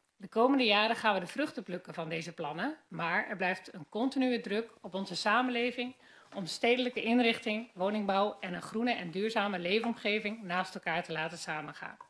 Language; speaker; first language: Dutch; native; Dutch